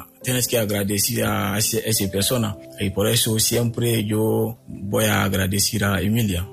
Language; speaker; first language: Spanish; non-native, local second language; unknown